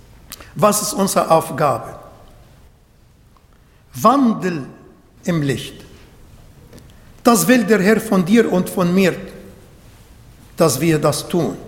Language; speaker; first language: German; non-native, fluent; Arabic